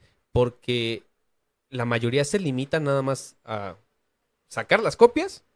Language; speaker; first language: Spanish; native; Spanish